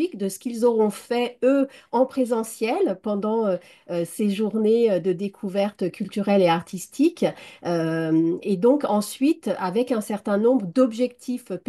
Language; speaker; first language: French; native; French